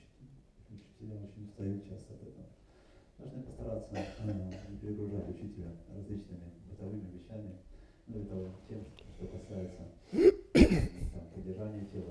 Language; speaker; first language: Russian; native; Russian